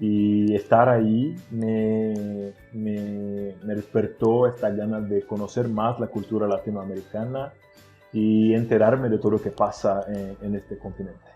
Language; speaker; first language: Spanish; non-native, fluent; Portuguese